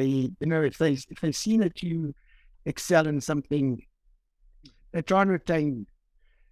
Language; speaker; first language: English; native; English